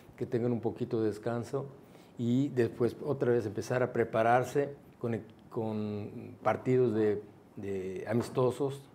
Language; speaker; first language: Spanish; native; Spanish